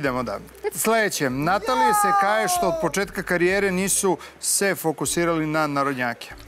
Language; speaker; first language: Serbian; native; Serbian